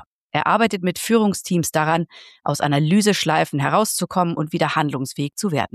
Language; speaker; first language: German; native; German